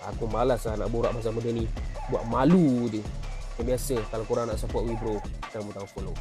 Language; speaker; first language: Malay; native; Malay